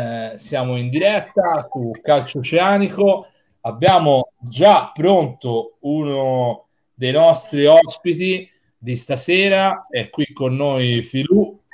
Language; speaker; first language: Italian; native; Italian